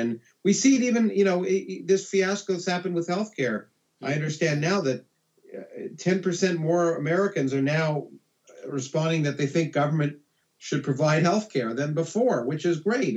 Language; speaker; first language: English; native; English